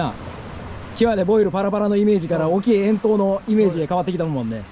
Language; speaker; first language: Japanese; native; Japanese